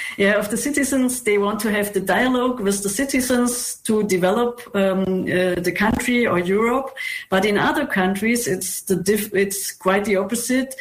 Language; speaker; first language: English; non-native, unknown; German